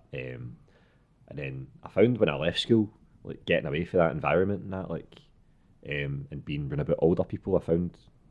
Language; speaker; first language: English; non-native, local second language; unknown